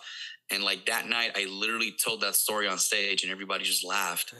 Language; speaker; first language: English; non-native, fluent; Spanish